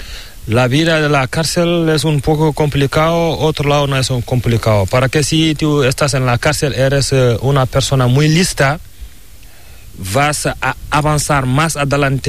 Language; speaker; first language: Spanish; non-native, learner; Fula